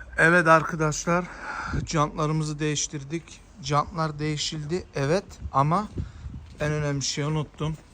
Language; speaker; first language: Turkish; early bilingual, heritage; Turkish